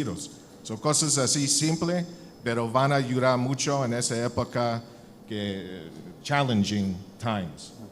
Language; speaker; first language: Spanish; non-native, learner; English